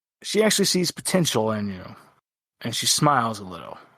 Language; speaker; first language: English; native; English